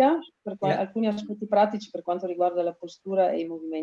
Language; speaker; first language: Italian; native; Italian